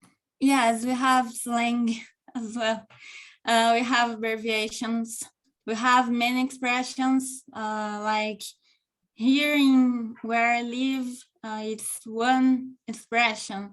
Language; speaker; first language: English; non-native, local second language; Portuguese